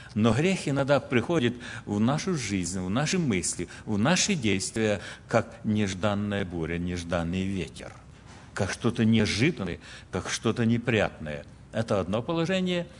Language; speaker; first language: Russian; early bilingual, other home language; Ukrainian